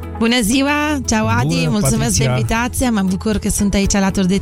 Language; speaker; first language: Romanian; non-native, fluent; Italian